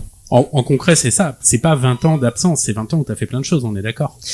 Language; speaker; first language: French; native; French